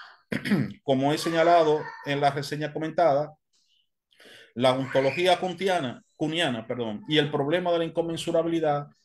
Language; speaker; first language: Spanish; native; Spanish